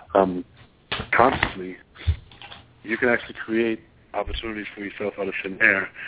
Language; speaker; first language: English; non-native, fluent; German